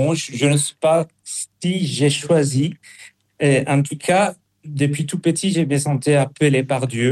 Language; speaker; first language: French; non-native, fluent; Spanish